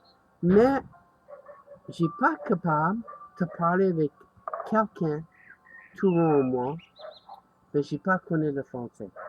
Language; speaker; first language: French; non-native, learner; English